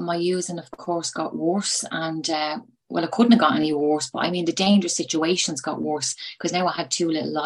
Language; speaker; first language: English; native; English